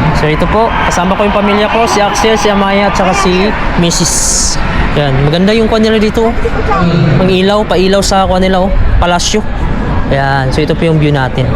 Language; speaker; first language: Filipino; native; Filipino